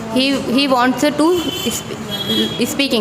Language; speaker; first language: English; non-native, learner; Hindi